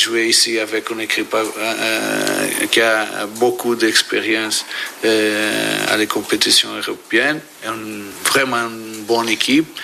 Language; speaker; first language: French; non-native, fluent; Portuguese